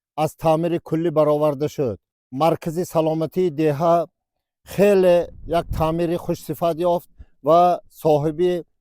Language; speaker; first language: Tajik; non-native, local second language; Uzbek